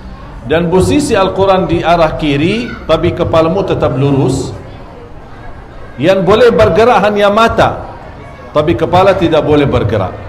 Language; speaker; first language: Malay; non-native, fluent; Arabic